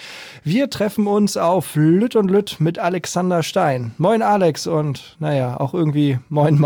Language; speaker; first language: German; native; German